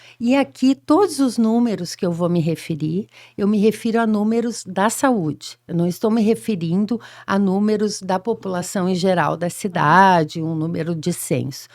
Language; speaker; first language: Portuguese; native; Portuguese